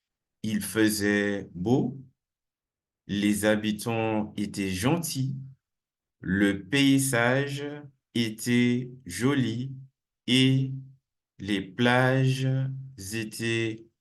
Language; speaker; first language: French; non-native, fluent; English